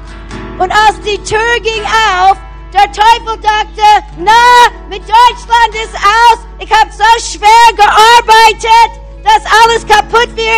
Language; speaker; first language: German; non-native, fluent; English